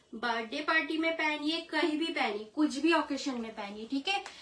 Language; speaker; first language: Hindi; non-native, local second language; Bangla